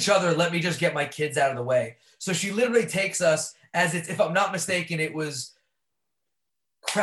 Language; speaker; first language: English; native; English